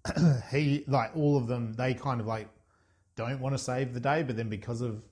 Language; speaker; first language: English; native; English